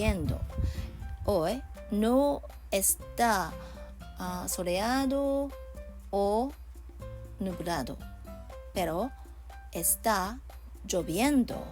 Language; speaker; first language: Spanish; non-native, learner; Japanese